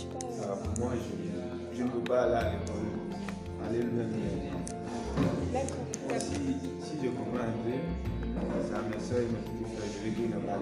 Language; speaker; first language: French; non-native, learner; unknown